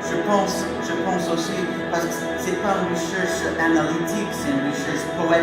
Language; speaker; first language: French; non-native, learner; English